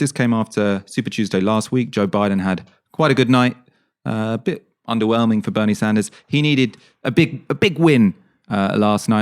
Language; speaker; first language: English; native; English